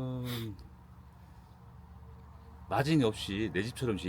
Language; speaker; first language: Korean; native; Korean